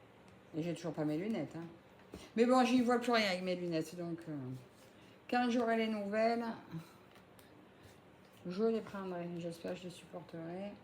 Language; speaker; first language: French; native; French